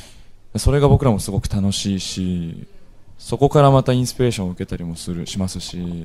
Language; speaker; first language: Japanese; native; Japanese